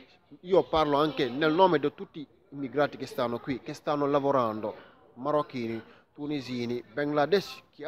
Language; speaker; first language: Italian; non-native, fluent; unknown